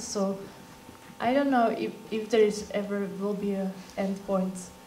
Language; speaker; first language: English; non-native, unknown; Dutch